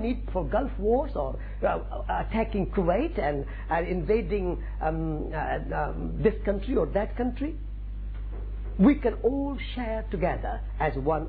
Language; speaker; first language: English; non-native, local second language; Marwari